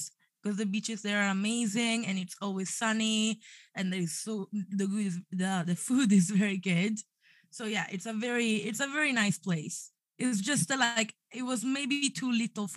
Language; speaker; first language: English; non-native, fluent; Italian